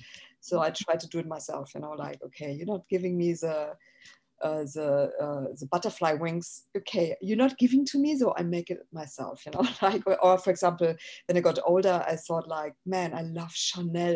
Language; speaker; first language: English; non-native, fluent; German